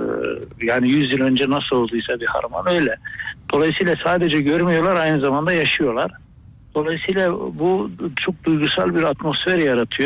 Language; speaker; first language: Turkish; native; Turkish